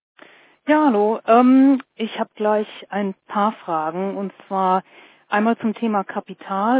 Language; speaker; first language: German; native; German